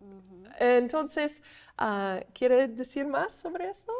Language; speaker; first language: Spanish; non-native, fluent; English